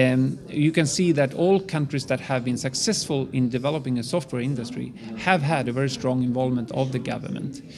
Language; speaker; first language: English; non-native, fluent; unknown